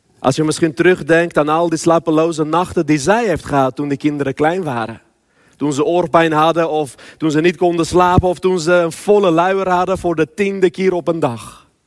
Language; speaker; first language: Dutch; early bilingual, other home language; Armenian